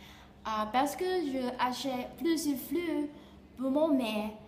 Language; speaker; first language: French; non-native, learner; Vietnamese